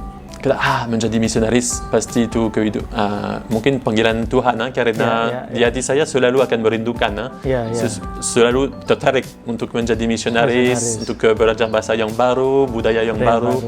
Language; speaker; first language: Indonesian; non-native, fluent; French